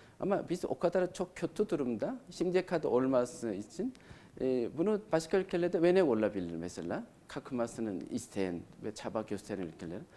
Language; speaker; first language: Turkish; non-native, learner; Korean